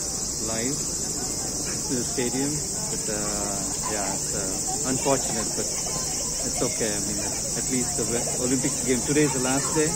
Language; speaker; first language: English; non-native, fluent; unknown